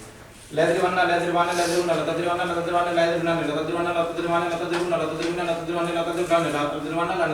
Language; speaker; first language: Arabic; non-native, learner; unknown